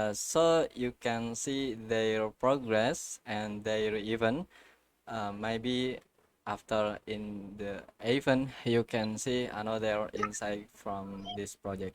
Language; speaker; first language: English; non-native, learner; Indonesian